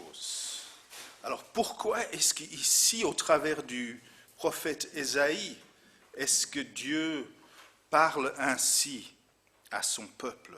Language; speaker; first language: French; non-native, fluent; English